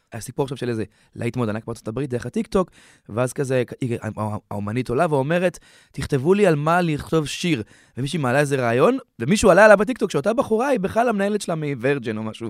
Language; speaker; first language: Hebrew; native; Hebrew